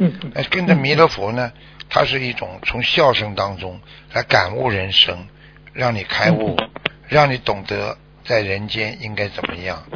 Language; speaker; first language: Chinese; native; Chinese